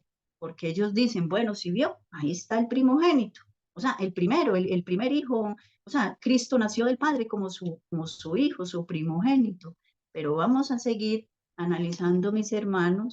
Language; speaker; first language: Spanish; native; Spanish